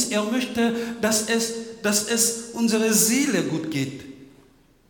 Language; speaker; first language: German; non-native, fluent; French